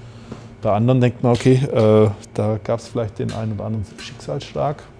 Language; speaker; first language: German; native; German